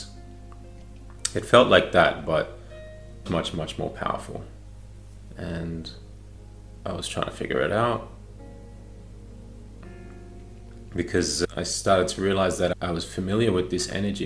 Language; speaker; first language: English; native; English